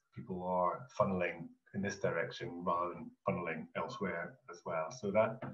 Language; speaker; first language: English; native; English